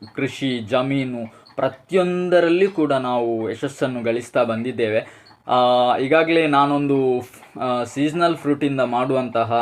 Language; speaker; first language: Kannada; native; Kannada